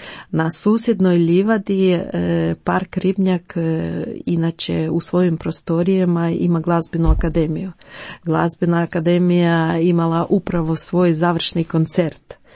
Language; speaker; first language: Croatian; non-native, fluent; Ukrainian